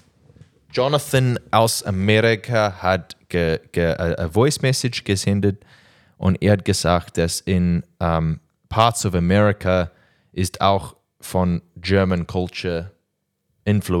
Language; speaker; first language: German; non-native, learner; English